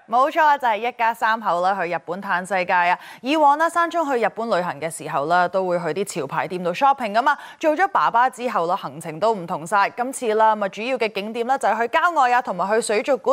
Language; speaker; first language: Chinese; native; Chinese